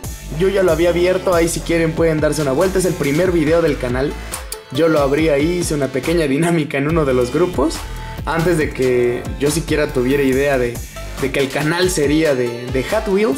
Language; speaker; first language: Spanish; native; Spanish